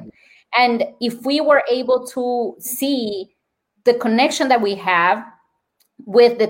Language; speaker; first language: English; non-native, fluent; Spanish